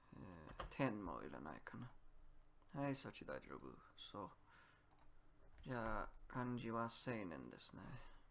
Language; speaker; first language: Japanese; non-native, learner; Polish